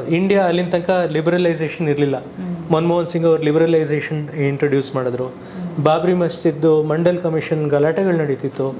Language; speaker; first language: Kannada; native; Kannada